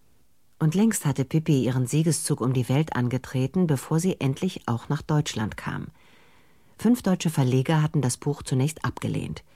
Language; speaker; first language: German; native; German